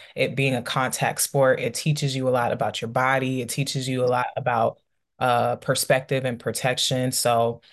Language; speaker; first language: English; native; English